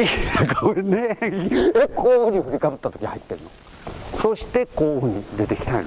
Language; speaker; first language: Japanese; native; Japanese